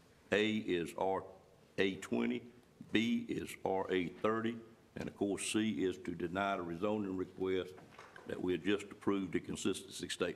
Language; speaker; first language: English; native; English